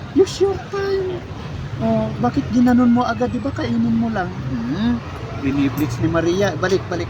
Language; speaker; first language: Filipino; non-native, local second language; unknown